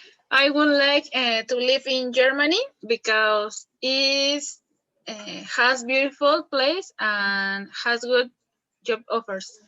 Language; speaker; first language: English; non-native, learner; Spanish